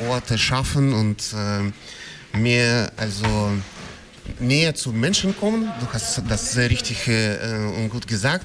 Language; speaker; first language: German; non-native, fluent; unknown